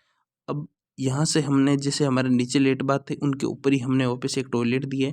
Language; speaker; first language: Hindi; native; Hindi